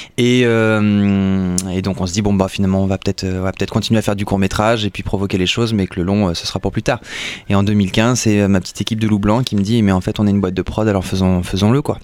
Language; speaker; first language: French; native; French